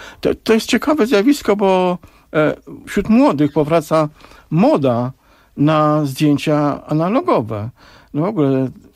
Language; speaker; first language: Polish; native; Polish